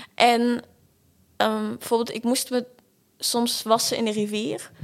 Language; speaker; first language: Dutch; early bilingual, other home language; Portuguese